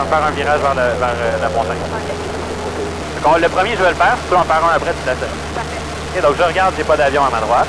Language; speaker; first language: French; native; French